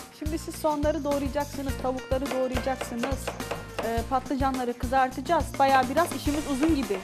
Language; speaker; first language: Turkish; non-native, local second language; Arabic